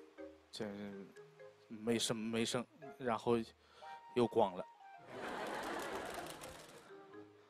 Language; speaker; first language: Chinese; native; Chinese